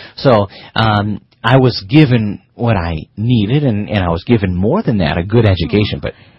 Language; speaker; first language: English; native; English